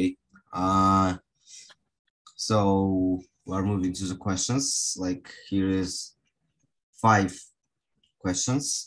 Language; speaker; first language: English; non-native, fluent; Russian